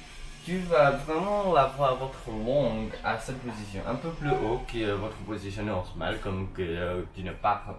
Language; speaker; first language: French; non-native, learner; Chinese